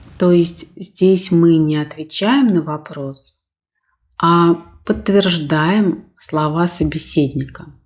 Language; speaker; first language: Russian; native; Russian